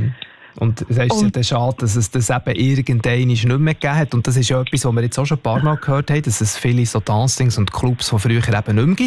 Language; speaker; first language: German; native; German